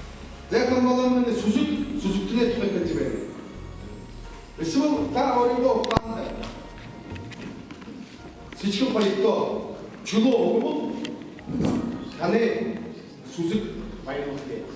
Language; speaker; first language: Mongolian; non-native, learner; Buriat